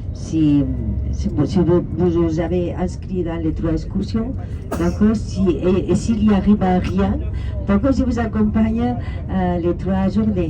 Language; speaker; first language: French; non-native, learner; Spanish